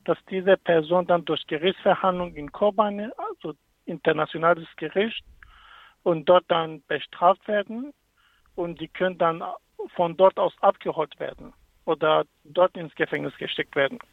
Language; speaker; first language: German; non-native, fluent; Kurdish